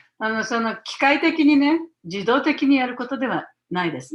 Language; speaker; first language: Japanese; native; Japanese